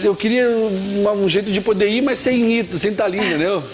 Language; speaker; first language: Portuguese; native; Portuguese